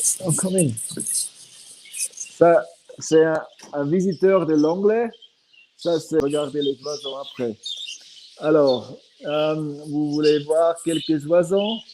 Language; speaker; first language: French; non-native, fluent; Swiss German